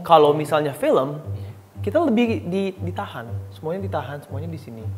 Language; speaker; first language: Indonesian; early bilingual, heritage; Indonesian